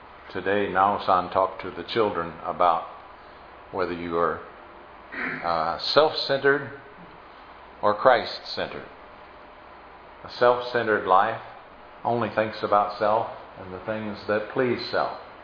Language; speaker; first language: English; native; English